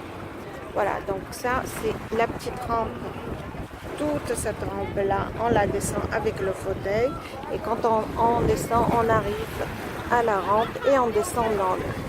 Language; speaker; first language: French; native; French